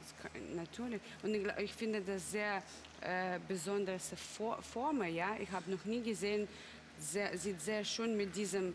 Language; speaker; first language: German; non-native, fluent; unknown